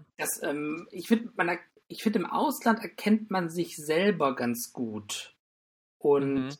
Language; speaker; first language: German; native; German